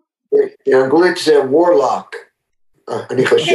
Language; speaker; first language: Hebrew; non-native, learner; English